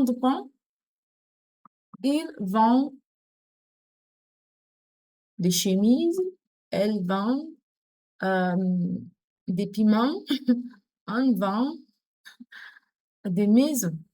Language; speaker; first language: French; non-native, fluent; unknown